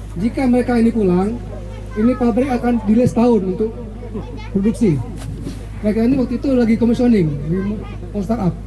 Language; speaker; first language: Indonesian; native; Indonesian